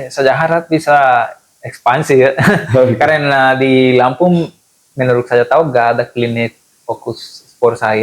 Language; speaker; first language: Indonesian; non-native, fluent; Spanish